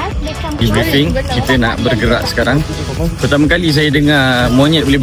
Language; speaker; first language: Malay; native; Malay